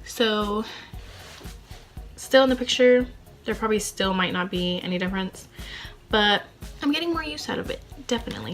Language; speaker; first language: English; native; English